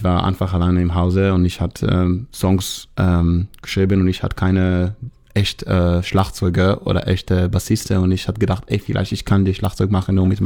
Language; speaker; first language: German; non-native, learner; Hebrew